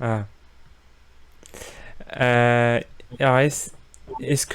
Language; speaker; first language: French; native; French